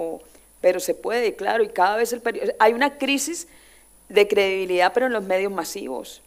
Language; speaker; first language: Spanish; native; Spanish